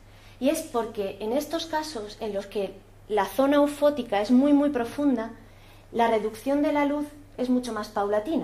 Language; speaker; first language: Spanish; native; Spanish